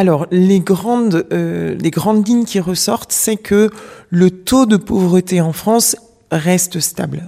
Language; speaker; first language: French; native; French